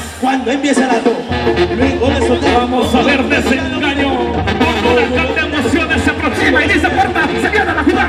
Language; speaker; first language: Spanish; native; Spanish